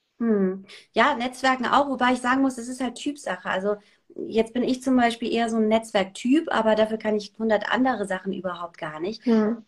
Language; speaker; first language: German; early bilingual, other home language; Persian